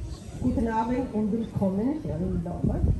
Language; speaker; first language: German; non-native, fluent; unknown